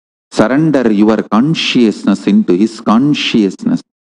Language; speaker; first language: English; non-native, local second language; Tamil